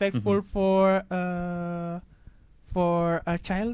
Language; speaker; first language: English; non-native, learner; Indonesian